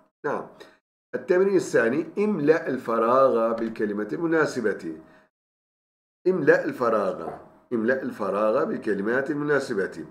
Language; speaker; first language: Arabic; non-native, fluent; Turkish